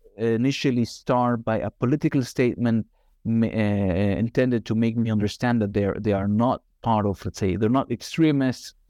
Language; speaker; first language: English; non-native, fluent; Arabic